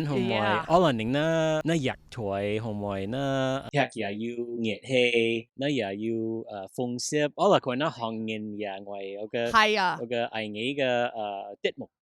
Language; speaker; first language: Cantonese; early bilingual, heritage; Cantonese